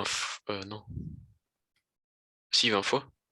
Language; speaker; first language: French; native; French